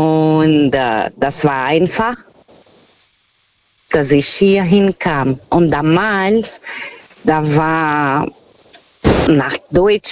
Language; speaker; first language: German; non-native, fluent; Portuguese